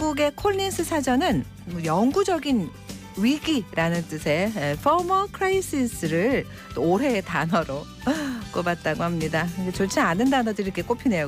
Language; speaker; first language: Korean; native; Korean